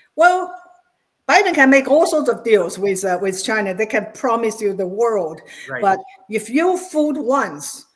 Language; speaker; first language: English; non-native, fluent; Chinese